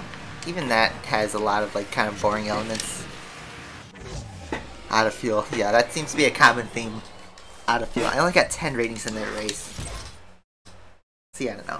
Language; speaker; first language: English; native; English